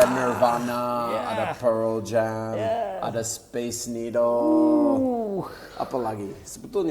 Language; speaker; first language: Indonesian; non-native, fluent; English